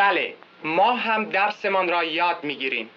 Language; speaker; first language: Persian; non-native, learner; English